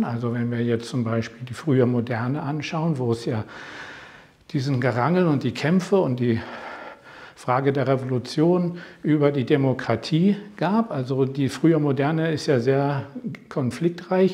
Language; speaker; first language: German; non-native, fluent; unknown